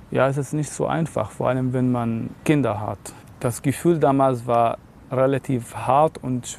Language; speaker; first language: German; non-native, fluent; Arabic